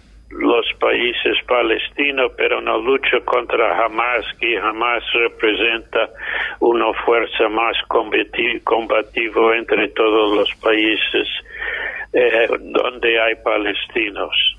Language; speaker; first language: Spanish; non-native, fluent; English